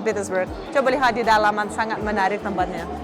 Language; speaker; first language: Indonesian; non-native, fluent; Russian